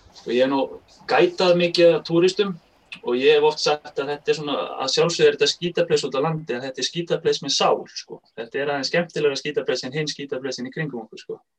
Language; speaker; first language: Icelandic; native; Icelandic